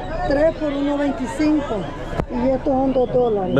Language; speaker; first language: Spanish; native; Spanish